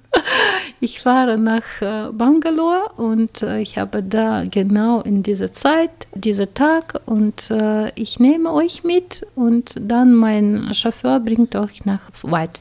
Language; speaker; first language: German; non-native, fluent; Russian